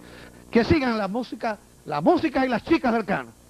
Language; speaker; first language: Spanish; native; Spanish